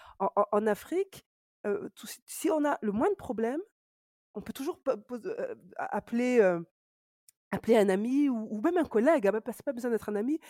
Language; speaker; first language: French; native; French